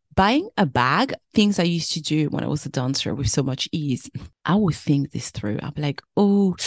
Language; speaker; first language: English; early bilingual, other home language; French